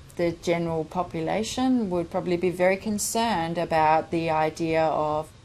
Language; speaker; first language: English; non-native, fluent; Danish